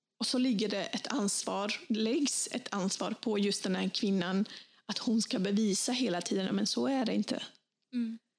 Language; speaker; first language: Swedish; early bilingual, other home language; Bosnian